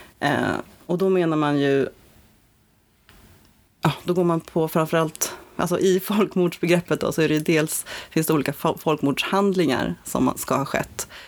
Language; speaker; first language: Swedish; native; Swedish